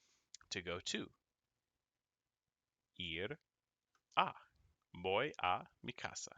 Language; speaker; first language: Spanish; non-native, fluent; English